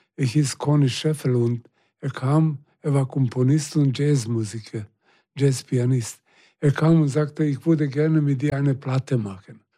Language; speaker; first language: German; non-native, fluent; Serbian